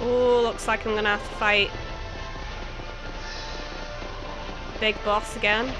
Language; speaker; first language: English; native; English